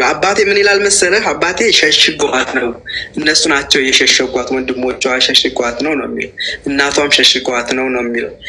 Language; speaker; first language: Amharic; native; Amharic